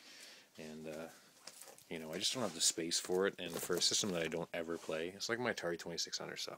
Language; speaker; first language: English; native; English